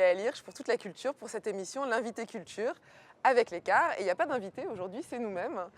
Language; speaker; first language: French; native; French